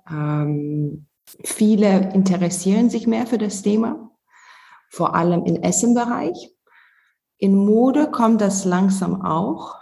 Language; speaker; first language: German; non-native, fluent; Lithuanian